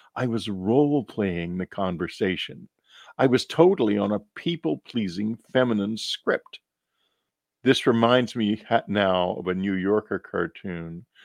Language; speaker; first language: English; native; English